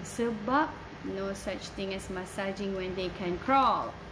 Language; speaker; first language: English; non-native, local second language; Malay